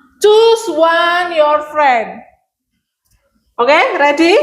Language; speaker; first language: English; non-native, learner; Indonesian